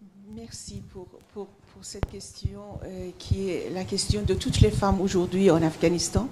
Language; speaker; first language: French; non-native, fluent; Persian